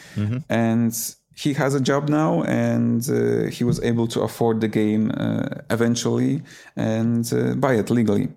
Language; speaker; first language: English; non-native, fluent; Polish